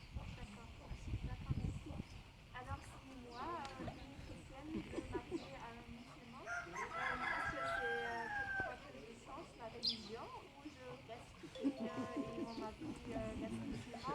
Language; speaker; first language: French; non-native, fluent; German